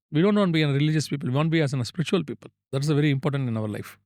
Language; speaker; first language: English; non-native, local second language; Tamil